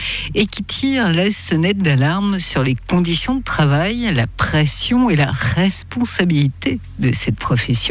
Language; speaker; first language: French; native; French